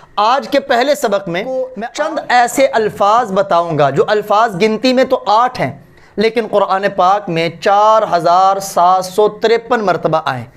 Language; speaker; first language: Urdu; native; Urdu